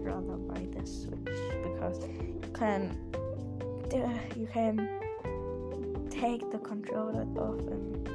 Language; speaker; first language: English; non-native, fluent; German